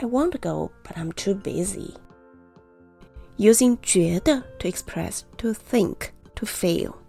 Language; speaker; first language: English; non-native, fluent; Chinese